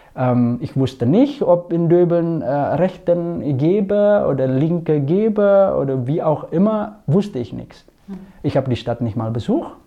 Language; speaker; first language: German; non-native, fluent; Indonesian